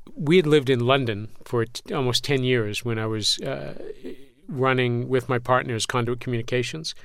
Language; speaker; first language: English; native; English